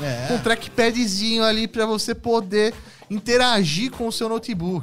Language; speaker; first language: Portuguese; native; Portuguese